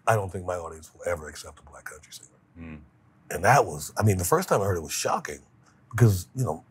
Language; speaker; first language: English; native; English